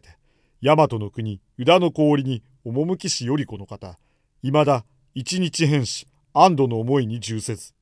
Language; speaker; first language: Japanese; native; Japanese